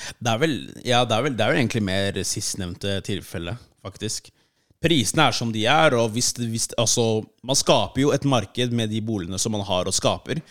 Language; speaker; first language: Norwegian; early bilingual, other home language; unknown